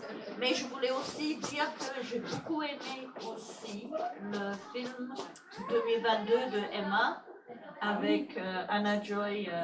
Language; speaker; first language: French; non-native, fluent; English